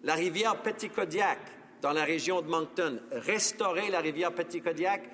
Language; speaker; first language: French; non-native, local second language; English